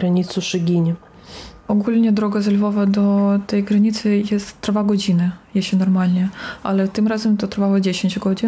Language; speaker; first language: Polish; non-native, fluent; Russian